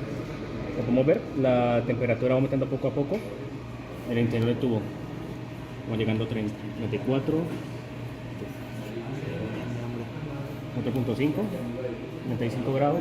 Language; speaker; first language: Spanish; native; Spanish